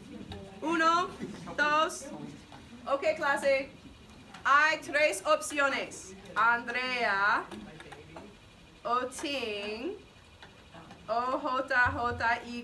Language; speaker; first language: Spanish; non-native, fluent; English